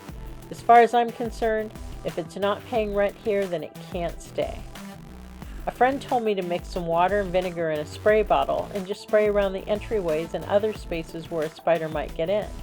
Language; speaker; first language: English; native; English